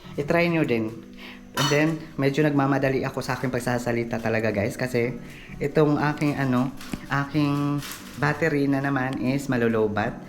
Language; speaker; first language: Filipino; non-native, local second language; Waray